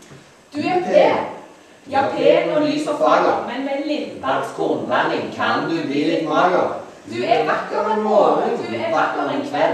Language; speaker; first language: Norwegian; native; Norwegian